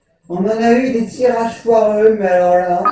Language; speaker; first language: French; native; French